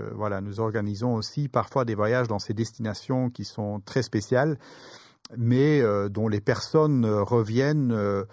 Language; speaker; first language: French; native; French